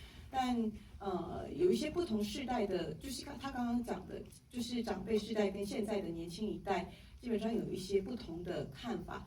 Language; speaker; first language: Chinese; native; Chinese